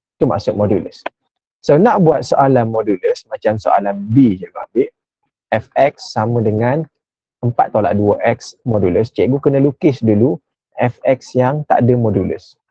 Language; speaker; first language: Malay; native; Malay